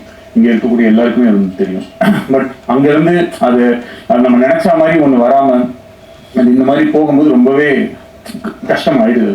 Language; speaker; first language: Tamil; native; Tamil